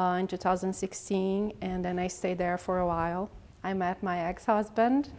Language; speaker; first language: English; non-native, learner; Portuguese